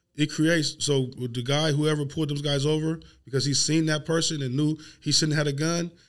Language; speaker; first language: English; native; English